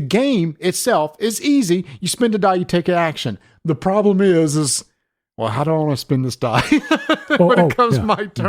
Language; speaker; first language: English; native; English